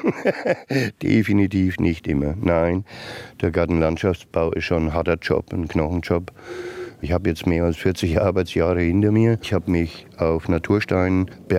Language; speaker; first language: German; native; German